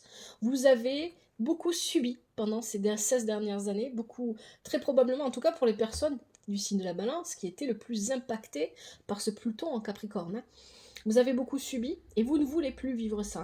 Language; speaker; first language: French; native; French